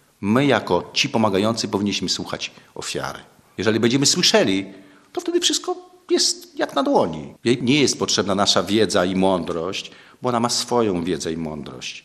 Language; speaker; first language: Polish; native; Polish